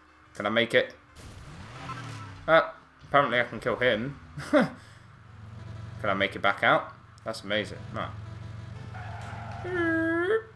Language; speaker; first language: English; native; English